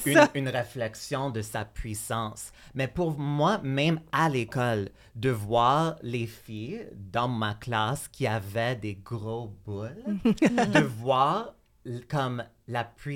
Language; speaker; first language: French; native; French